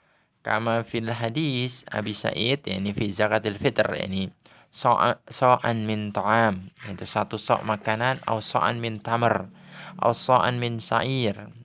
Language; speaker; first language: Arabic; non-native, fluent; Indonesian